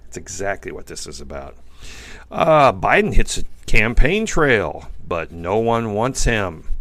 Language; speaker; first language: English; native; English